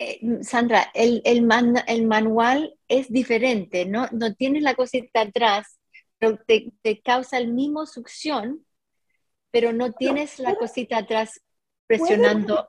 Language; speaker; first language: Spanish; non-native, fluent; English